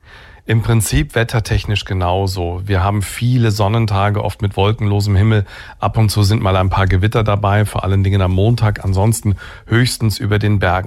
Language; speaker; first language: German; native; German